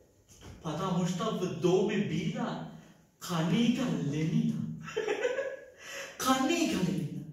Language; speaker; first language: Russian; non-native, learner; Sinhala